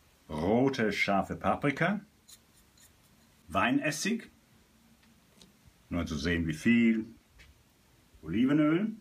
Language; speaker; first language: German; non-native, fluent; Italian